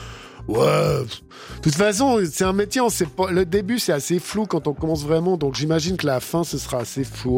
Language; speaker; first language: French; native; French